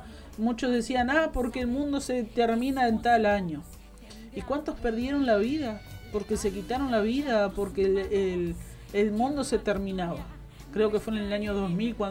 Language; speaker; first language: Spanish; native; Spanish